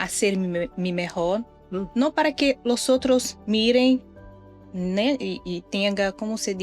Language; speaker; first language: Spanish; non-native, learner; Portuguese